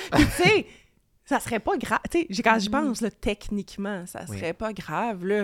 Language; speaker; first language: French; native; French